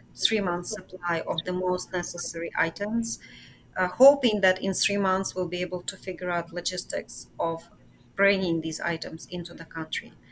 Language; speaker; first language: English; non-native, fluent; Ukrainian